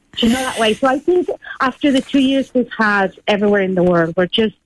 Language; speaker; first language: English; non-native, fluent; Spanish